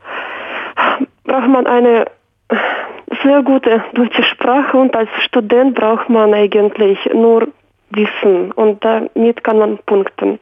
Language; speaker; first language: German; non-native, fluent; Russian